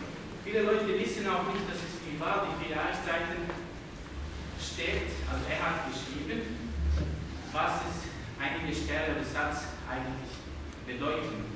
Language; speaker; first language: German; non-native, fluent; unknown